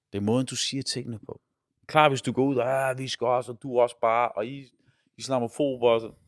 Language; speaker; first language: Danish; early bilingual, other home language; Arabic